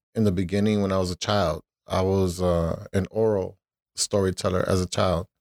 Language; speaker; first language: English; early bilingual, other home language; Spanish